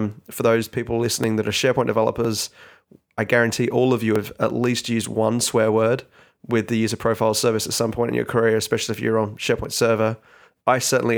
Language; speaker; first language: English; native; English